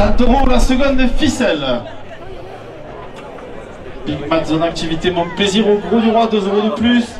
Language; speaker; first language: French; native; French